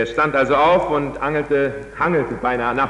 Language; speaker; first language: German; native; German